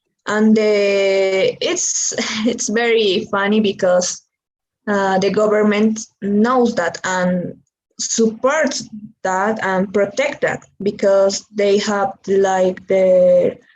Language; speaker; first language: English; non-native, learner; Spanish